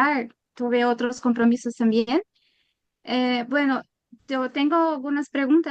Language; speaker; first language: Spanish; non-native, learner; Portuguese